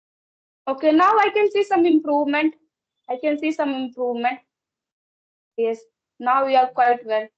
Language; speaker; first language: English; non-native, local second language; Hindi